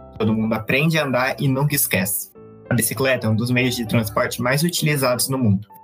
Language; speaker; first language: Portuguese; native; Portuguese